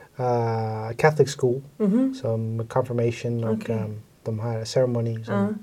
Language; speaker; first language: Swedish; non-native, fluent; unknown